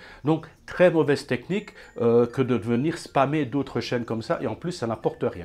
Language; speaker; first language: French; native; French